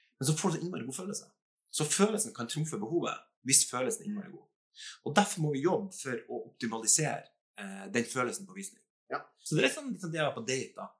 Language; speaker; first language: Norwegian; native; Norwegian